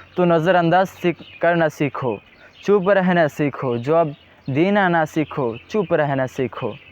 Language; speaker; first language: Urdu; non-native, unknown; Bangla